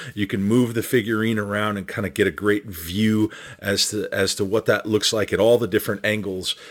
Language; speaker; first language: English; native; English